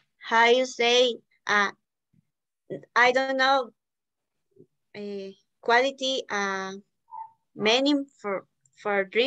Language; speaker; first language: English; non-native, learner; Spanish